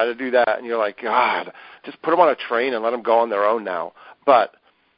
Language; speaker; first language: English; native; English